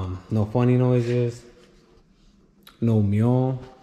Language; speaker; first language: English; early bilingual, other home language; Spanish